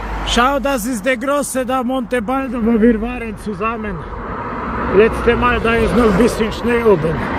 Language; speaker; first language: German; non-native, learner; Polish